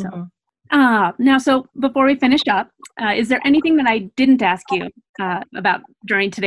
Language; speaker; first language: English; native; English